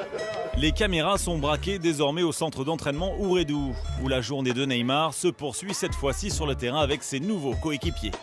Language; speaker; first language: French; native; French